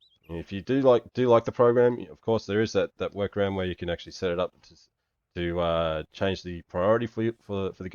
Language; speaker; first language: English; native; English